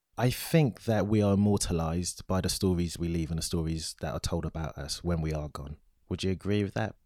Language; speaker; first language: English; native; English